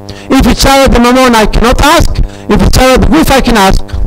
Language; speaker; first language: English; non-native, learner; Hebrew